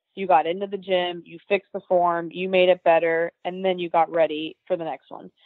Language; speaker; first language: English; native; English